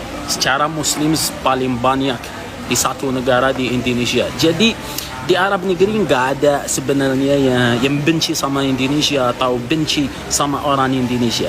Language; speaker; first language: Indonesian; non-native, fluent; Arabic